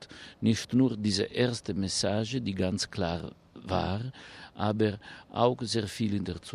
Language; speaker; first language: German; non-native, fluent; Italian